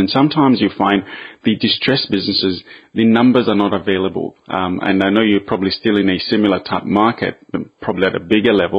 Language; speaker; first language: English; non-native, local second language; Bemba